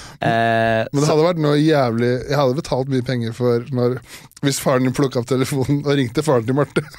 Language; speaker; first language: Norwegian; native; Norwegian